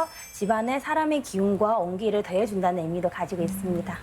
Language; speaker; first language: Korean; non-native, fluent; Chinese